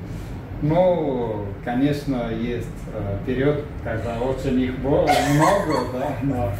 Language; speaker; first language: Russian; non-native, local second language; Turkmen